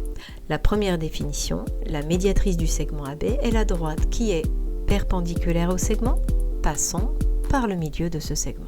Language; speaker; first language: French; native; French